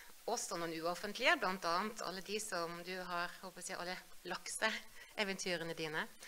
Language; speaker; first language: Norwegian; native; Norwegian